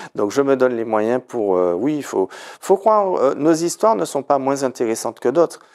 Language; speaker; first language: French; native; French